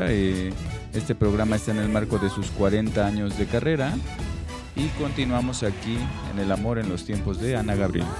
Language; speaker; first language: Spanish; native; Spanish